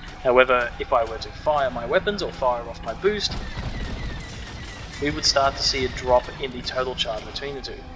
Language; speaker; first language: English; native; English